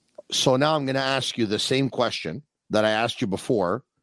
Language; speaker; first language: English; native; English